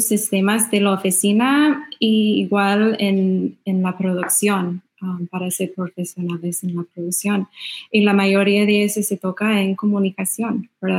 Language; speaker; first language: Spanish; non-native, fluent; English